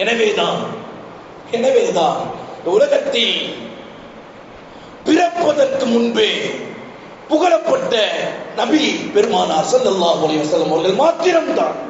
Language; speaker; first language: Tamil; native; Tamil